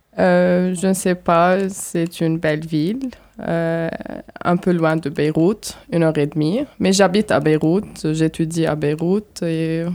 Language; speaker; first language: French; non-native, local second language; Arabic